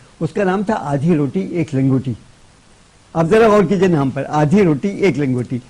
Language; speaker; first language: Urdu; native; Urdu